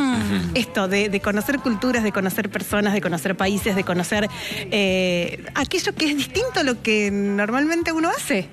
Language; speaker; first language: Spanish; native; Spanish